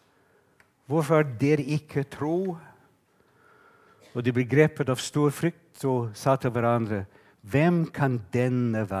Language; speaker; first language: Norwegian; non-native, fluent; English